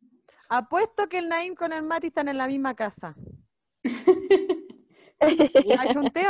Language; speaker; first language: Spanish; native; Spanish